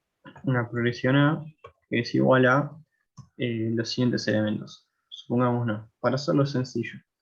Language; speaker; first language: Spanish; native; Spanish